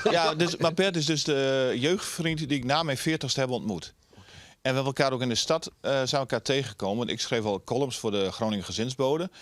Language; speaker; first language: Dutch; native; Dutch